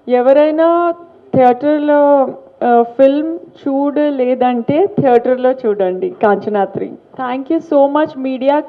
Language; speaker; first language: Telugu; non-native, learner; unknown